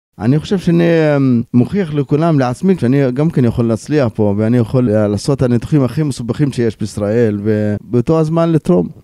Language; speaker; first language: Hebrew; non-native, local second language; Arabic